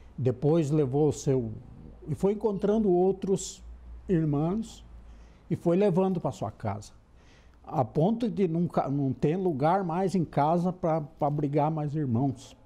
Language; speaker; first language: Portuguese; native; Portuguese